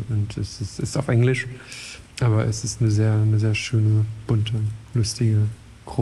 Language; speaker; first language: German; non-native, fluent; French